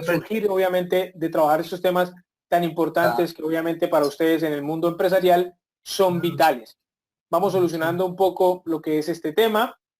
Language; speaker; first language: Spanish; native; Spanish